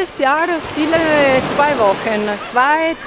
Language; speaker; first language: German; non-native, learner; Italian